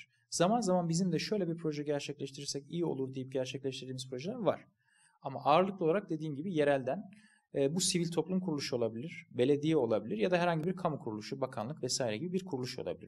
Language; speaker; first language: Turkish; native; Turkish